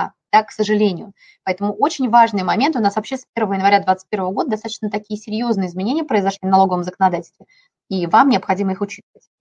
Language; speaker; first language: Russian; native; Russian